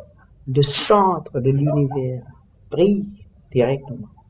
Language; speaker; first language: French; non-native, learner; Vietnamese